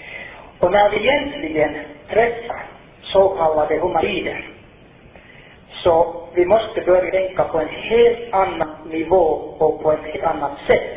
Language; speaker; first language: Swedish; non-native, fluent; Finnish